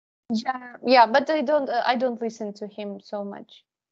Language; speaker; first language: English; non-native, fluent; Russian